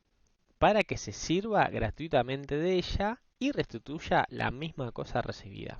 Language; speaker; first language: Spanish; native; Spanish